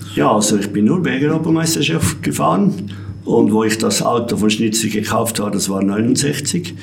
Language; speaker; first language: German; native; German